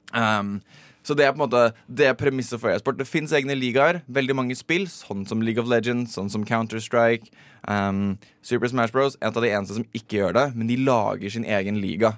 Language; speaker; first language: Norwegian; native; Norwegian